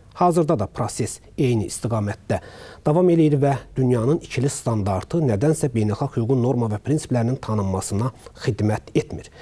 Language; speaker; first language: Azerbaijani; native; Azerbaijani